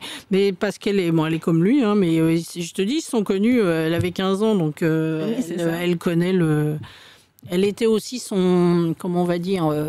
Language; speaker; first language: French; native; French